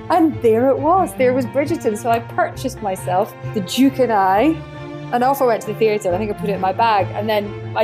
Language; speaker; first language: English; native; English